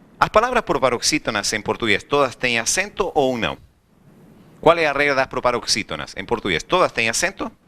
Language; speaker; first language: Portuguese; non-native, fluent; Spanish